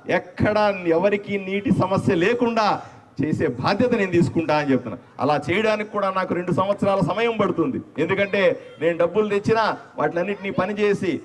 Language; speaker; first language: Telugu; native; Telugu